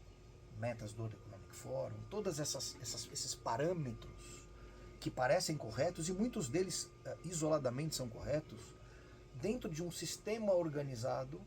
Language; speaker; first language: Portuguese; native; Portuguese